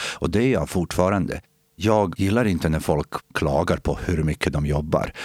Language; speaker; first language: Swedish; non-native, fluent; Bosnian